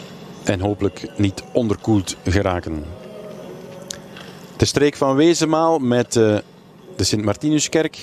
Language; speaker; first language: Dutch; native; Dutch